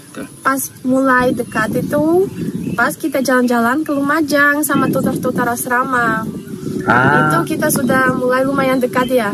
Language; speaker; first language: Indonesian; non-native, fluent; Russian